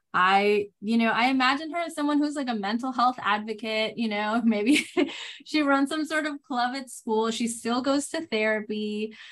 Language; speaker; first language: English; non-native, fluent; Spanish